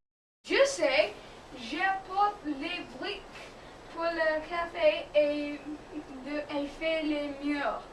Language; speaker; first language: French; non-native, learner; English